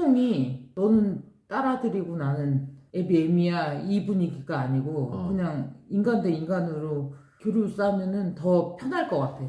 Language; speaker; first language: Korean; native; Korean